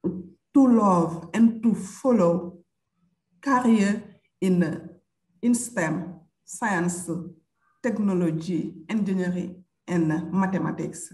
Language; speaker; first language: English; non-native, fluent; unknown